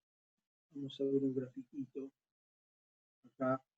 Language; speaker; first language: Spanish; native; Spanish